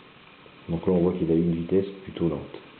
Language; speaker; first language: French; native; French